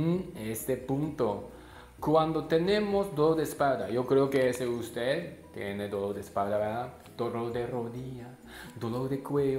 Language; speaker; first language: Spanish; non-native, learner; Japanese